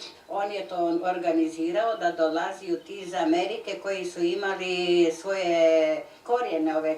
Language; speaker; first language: Croatian; native; Croatian